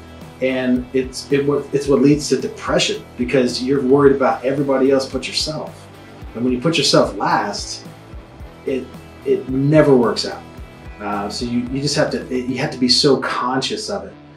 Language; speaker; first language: English; native; English